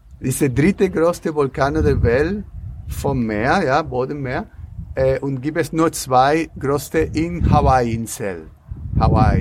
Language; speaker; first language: German; non-native, learner; Spanish